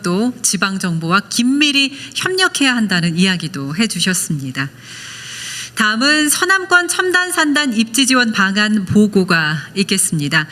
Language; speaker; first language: Korean; native; Korean